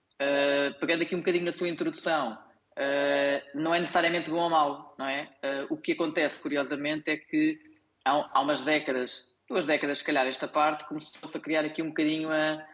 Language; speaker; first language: Portuguese; native; Portuguese